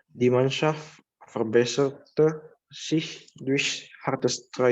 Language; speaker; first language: German; non-native, learner; Indonesian